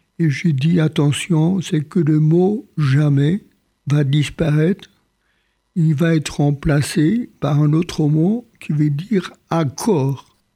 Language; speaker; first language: French; non-native, fluent; Polish